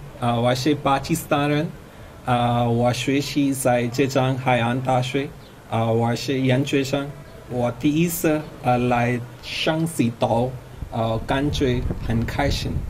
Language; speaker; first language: Chinese; non-native, learner; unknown